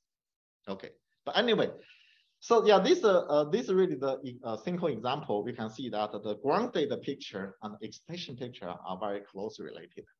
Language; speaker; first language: English; non-native, fluent; Chinese